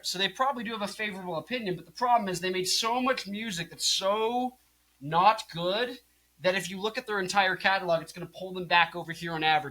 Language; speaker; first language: English; native; English